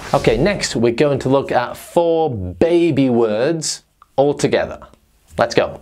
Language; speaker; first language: English; native; English